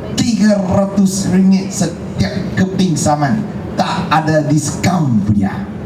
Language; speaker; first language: Malay; non-native, local second language; Chinese